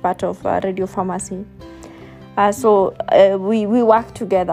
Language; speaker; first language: English; non-native, local second language; Kikuyu